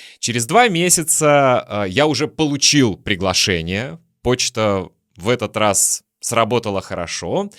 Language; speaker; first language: Russian; native; Russian